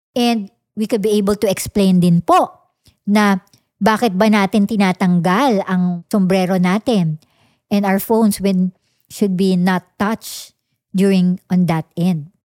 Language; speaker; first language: English; non-native, local second language; Filipino